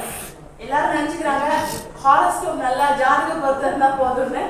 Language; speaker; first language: Tamil; native; Tamil